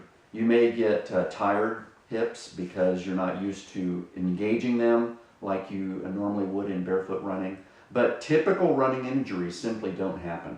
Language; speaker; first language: English; native; English